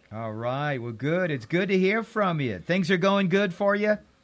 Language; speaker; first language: English; native; English